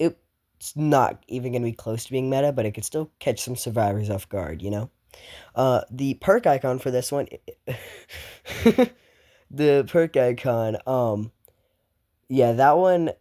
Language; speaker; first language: English; native; English